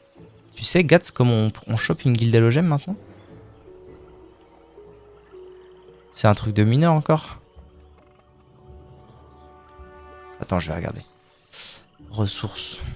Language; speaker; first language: French; native; French